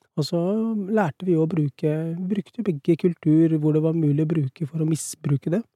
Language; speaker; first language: Norwegian; early bilingual, other home language; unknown